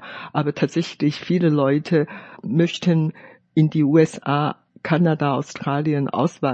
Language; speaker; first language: German; non-native, fluent; Chinese